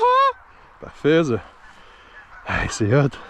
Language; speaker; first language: French; native; French